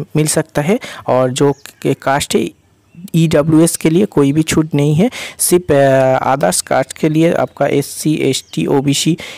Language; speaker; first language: Hindi; non-native, local second language; Bangla